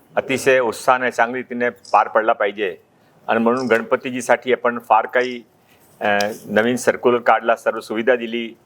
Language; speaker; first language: Marathi; non-native, local second language; Hindi